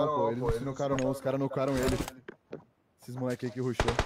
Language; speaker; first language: Portuguese; native; Portuguese